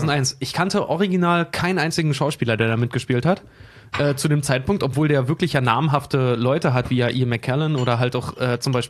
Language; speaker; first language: German; native; German